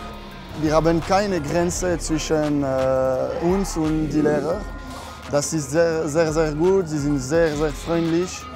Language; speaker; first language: German; non-native, learner; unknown